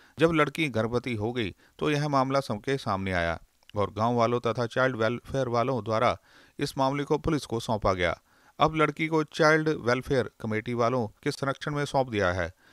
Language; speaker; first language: Hindi; non-native, local second language; Punjabi